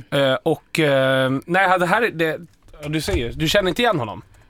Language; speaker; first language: Swedish; native; Swedish